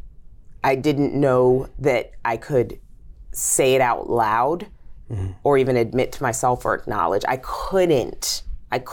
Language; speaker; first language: English; native; English